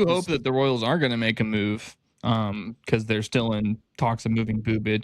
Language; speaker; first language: English; native; English